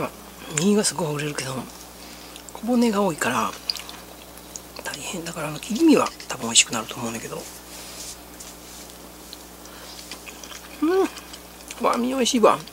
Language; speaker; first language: Japanese; native; Japanese